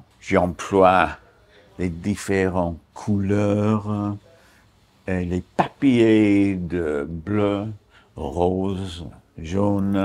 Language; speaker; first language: French; non-native, fluent; English